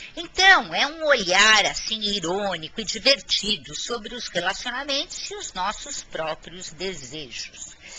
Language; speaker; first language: Portuguese; native; Portuguese